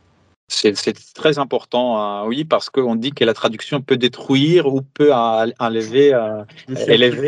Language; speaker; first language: French; non-native, fluent; Greek